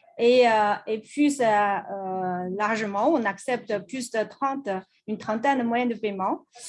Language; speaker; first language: French; non-native, fluent; Chinese